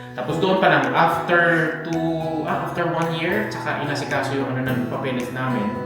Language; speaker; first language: Filipino; native; Filipino